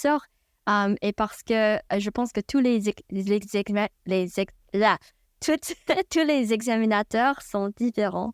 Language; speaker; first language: French; non-native, fluent; Chinese